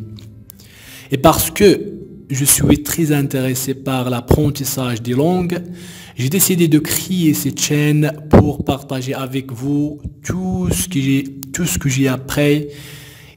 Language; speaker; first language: French; non-native, local second language; Arabic